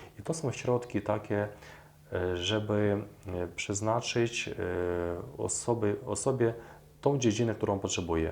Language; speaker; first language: Polish; non-native, fluent; Ukrainian